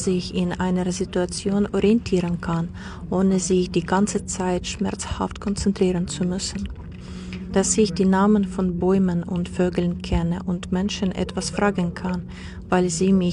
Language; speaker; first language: German; non-native, fluent; Ukrainian